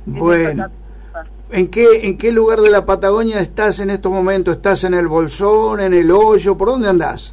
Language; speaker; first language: Spanish; native; Spanish